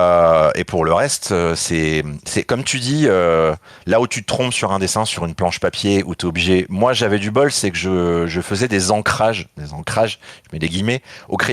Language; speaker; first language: French; native; French